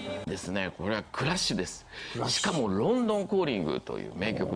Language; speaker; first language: Japanese; native; Japanese